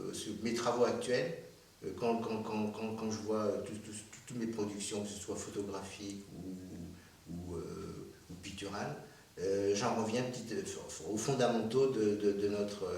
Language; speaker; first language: French; early bilingual, other home language; Korean